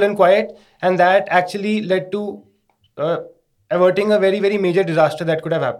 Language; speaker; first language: English; non-native, local second language; Hindi